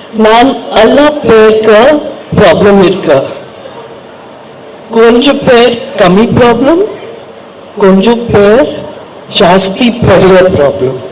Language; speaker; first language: Tamil; non-native, learner; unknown